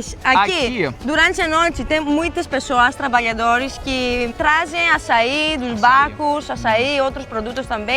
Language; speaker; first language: Portuguese; non-native, fluent; Greek